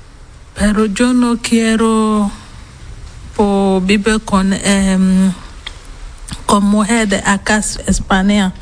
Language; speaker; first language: Spanish; non-native, learner; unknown